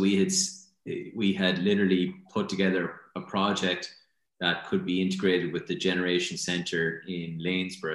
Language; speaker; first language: English; native; English